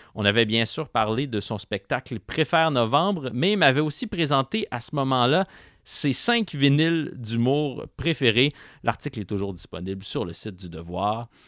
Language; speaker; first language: French; native; French